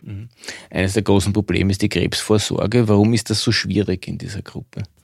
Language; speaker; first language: German; native; German